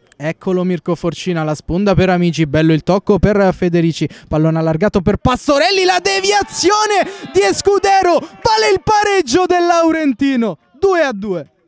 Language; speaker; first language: Italian; native; Italian